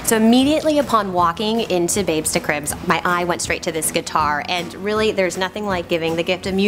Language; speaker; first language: English; native; English